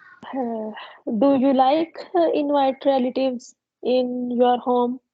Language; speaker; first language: English; non-native, learner; Punjabi